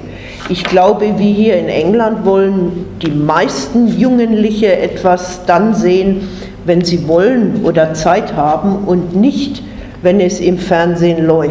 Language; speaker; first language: German; non-native, fluent; English